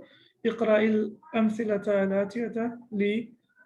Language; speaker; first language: Arabic; non-native, fluent; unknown